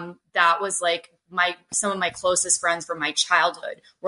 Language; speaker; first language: English; native; English